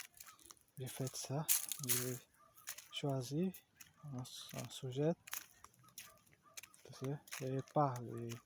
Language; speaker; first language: French; non-native, learner; Portuguese